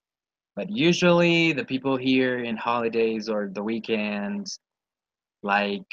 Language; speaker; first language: English; non-native, learner; Spanish